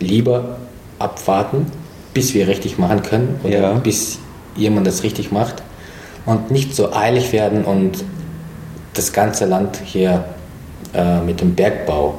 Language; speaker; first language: German; non-native, fluent; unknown